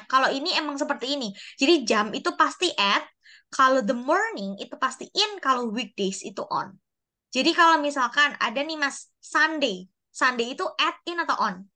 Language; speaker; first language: Indonesian; native; Indonesian